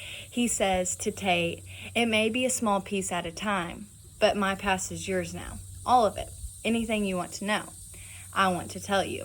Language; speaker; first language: English; native; English